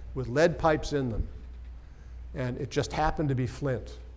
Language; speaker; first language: English; native; English